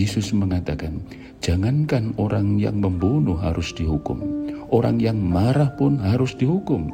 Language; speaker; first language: Indonesian; native; Indonesian